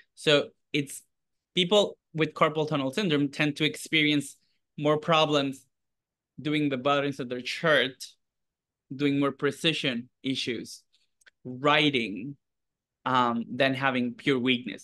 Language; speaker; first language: English; non-native, fluent; Spanish